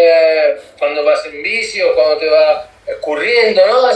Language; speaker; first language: Spanish; non-native, learner; Italian